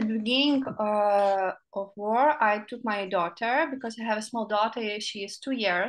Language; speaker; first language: English; non-native, learner; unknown